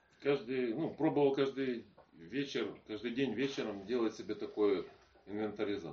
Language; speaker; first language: Polish; non-native, learner; Russian